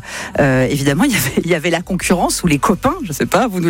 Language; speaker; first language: French; native; French